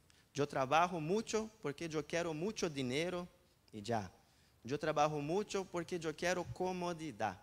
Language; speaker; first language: Spanish; non-native, fluent; Portuguese